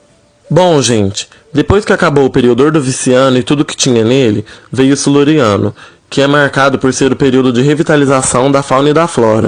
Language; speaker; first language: Portuguese; native; Portuguese